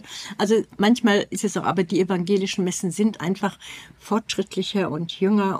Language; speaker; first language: German; native; German